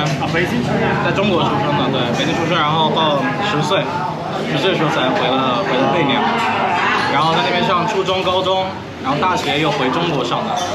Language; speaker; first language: Chinese; early bilingual, heritage; Chinese